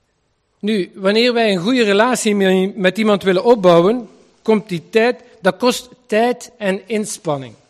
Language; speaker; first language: Dutch; native; Dutch